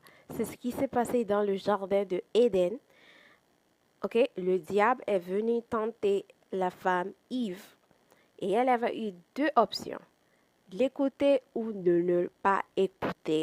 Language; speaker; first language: French; non-native, fluent; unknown